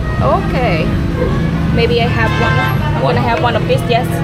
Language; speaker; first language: English; non-native, learner; Thai